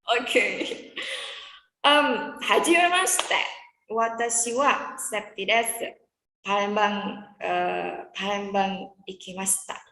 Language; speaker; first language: Japanese; non-native, learner; Indonesian